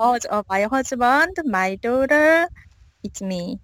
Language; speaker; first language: English; non-native, learner; Korean